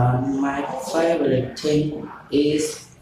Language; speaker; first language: English; non-native, learner; Vietnamese